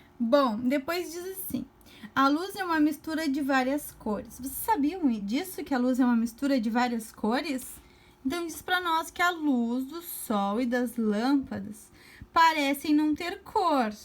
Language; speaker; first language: Portuguese; native; Portuguese